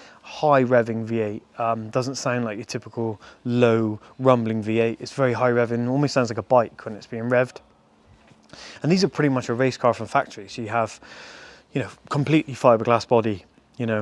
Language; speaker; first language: English; native; English